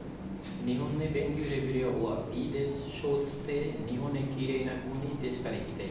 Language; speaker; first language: Japanese; non-native, learner; Bangla